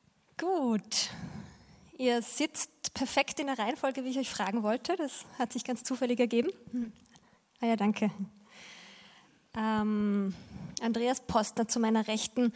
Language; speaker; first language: German; native; German